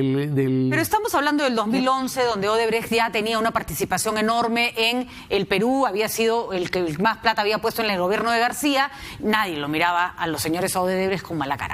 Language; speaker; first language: Spanish; native; Spanish